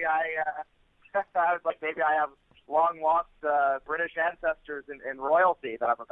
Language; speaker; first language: English; native; English